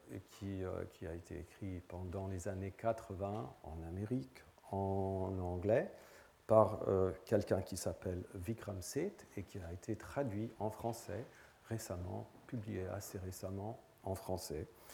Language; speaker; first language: French; non-native, fluent; English